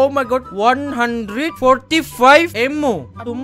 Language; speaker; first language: English; non-native, learner; Indonesian